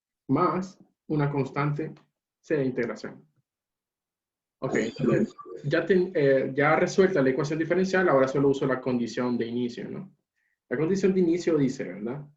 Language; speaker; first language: Spanish; native; Spanish